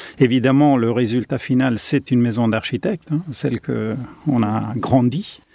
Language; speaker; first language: French; non-native, fluent; German